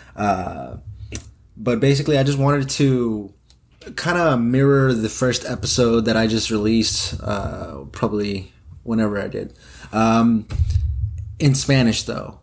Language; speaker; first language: English; early bilingual, other home language; Spanish